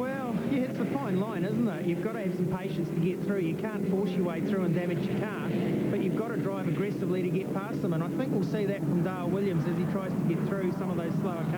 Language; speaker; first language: English; native; English